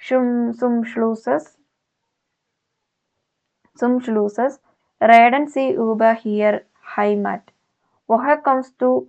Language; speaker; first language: German; non-native, learner; Malayalam